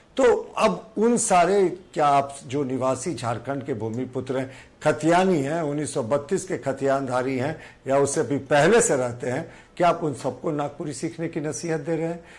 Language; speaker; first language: Hindi; non-native, local second language; Sadri